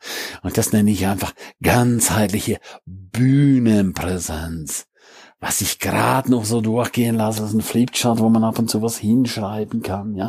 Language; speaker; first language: German; native; German